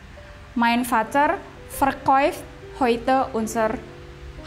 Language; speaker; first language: German; non-native, fluent; Indonesian